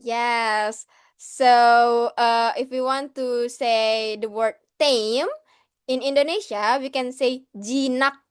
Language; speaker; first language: English; non-native, learner; Indonesian